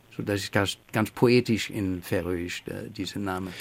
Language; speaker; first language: German; non-native, learner; Faroese